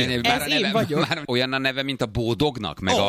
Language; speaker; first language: Hungarian; native; Hungarian